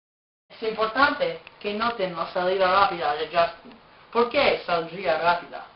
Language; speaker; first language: Spanish; non-native, learner; English